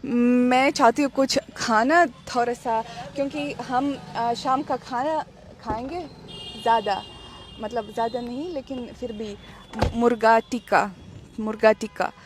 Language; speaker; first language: Hindi; non-native, learner; Russian